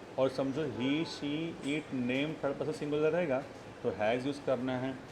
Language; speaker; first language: Hindi; non-native, local second language; Marathi